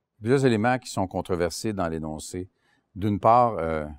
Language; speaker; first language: French; native; French